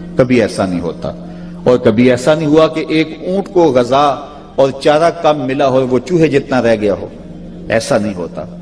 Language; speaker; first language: Urdu; non-native, local second language; Punjabi